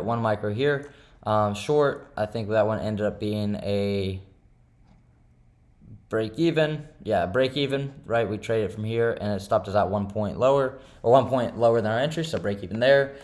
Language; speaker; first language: English; native; English